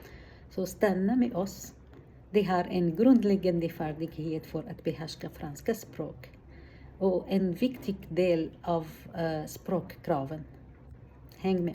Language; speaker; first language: Swedish; non-native, fluent; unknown